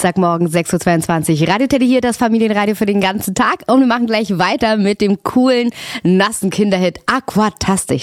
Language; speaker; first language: German; native; German